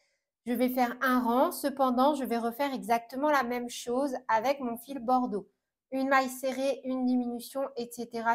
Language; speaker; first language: French; native; French